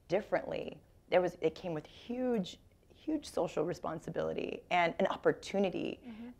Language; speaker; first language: English; native; English